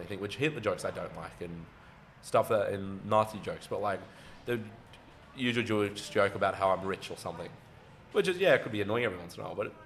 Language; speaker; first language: English; native; English